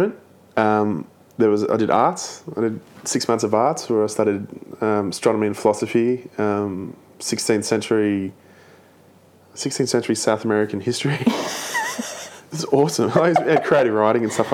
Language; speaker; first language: English; native; English